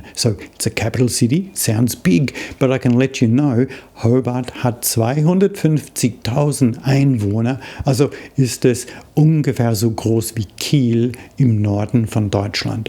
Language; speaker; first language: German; non-native, fluent; English